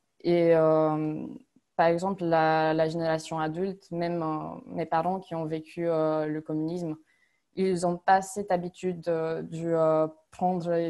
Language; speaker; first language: French; non-native, fluent; Romanian